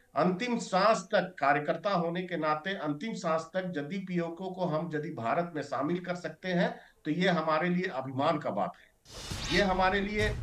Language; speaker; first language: Hindi; native; Hindi